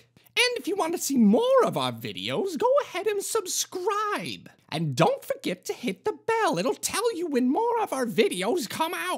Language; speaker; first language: English; native; English